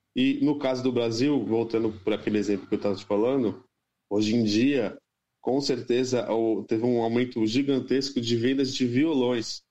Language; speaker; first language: Portuguese; native; Portuguese